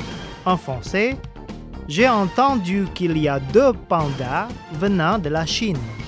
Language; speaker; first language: French; non-native, fluent; Indonesian